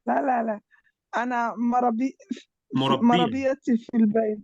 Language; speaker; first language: Arabic; non-native, learner; Somali